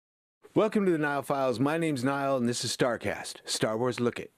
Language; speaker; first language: English; native; English